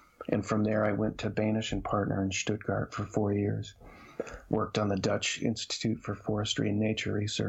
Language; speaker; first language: English; native; English